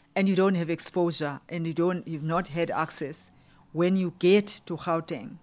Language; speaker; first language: English; non-native, local second language; Xhosa